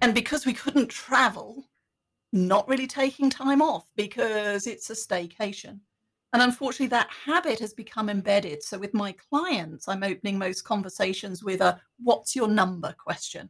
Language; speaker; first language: English; native; English